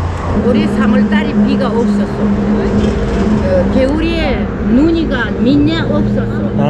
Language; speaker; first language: Korean; early bilingual, heritage; Korean